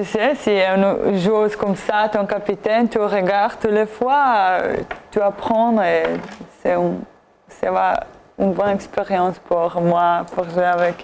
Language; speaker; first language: French; non-native, learner; Serbian